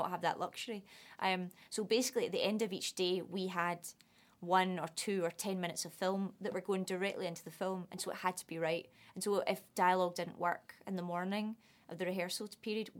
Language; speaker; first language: English; native; English